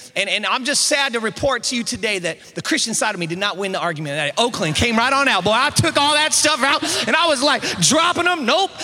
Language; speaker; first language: English; native; English